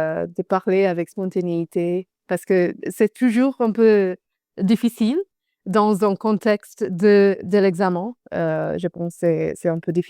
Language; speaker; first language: French; non-native, fluent; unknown